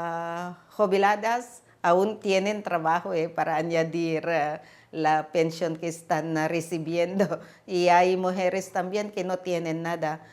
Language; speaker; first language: Spanish; non-native, learner; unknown